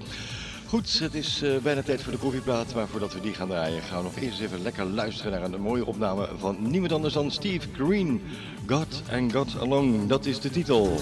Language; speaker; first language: Dutch; native; Dutch